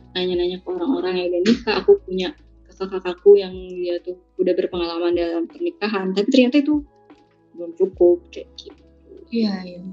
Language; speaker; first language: Indonesian; native; Indonesian